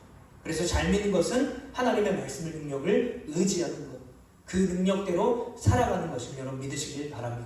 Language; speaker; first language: Korean; native; Korean